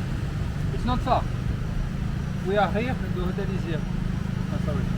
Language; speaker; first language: English; non-native, learner; French